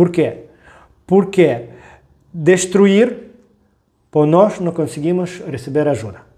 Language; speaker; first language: Portuguese; non-native, learner; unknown